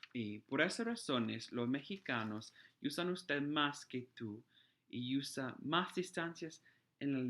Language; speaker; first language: Spanish; non-native, fluent; English